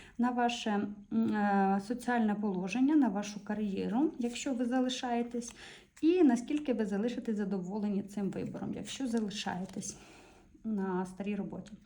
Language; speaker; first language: Ukrainian; non-native, local second language; Russian